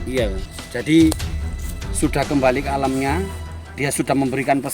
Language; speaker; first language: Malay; non-native, local second language; Javanese